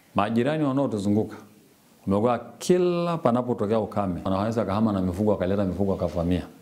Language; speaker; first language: Swahili; non-native, local second language; Masai